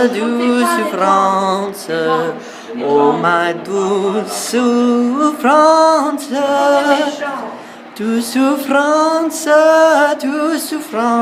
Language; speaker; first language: French; non-native, learner; English